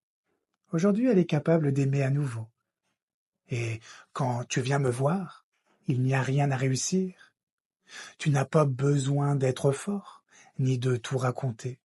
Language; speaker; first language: French; native; French